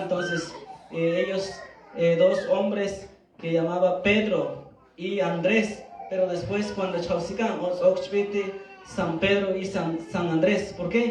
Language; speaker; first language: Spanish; non-native, local second language; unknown